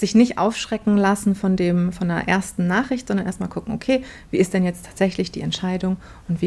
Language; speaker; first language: German; native; German